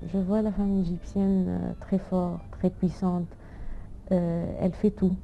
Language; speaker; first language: French; non-native, fluent; Arabic